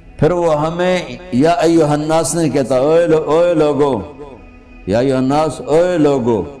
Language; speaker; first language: Urdu; non-native, local second language; Punjabi